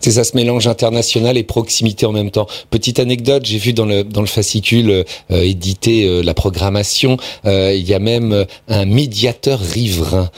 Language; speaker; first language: French; native; French